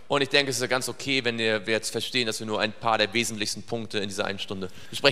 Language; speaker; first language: German; native; German